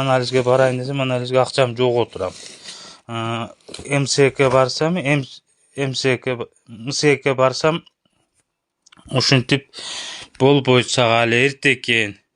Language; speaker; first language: Kyrgyz; native; Kyrgyz